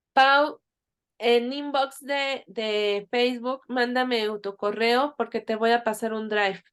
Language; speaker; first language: Spanish; native; Spanish